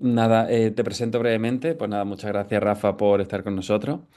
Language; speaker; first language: Spanish; native; Spanish